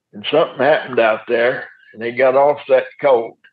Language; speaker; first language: English; native; English